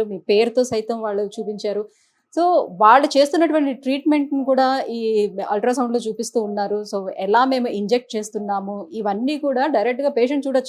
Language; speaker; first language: Telugu; native; Telugu